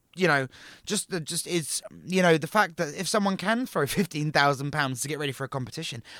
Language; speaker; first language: English; native; English